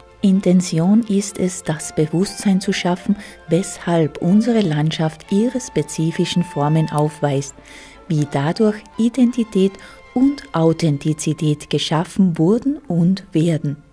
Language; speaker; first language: German; native; German